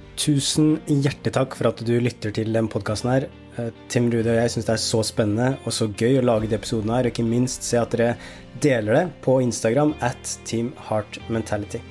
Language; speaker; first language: Norwegian; native; Norwegian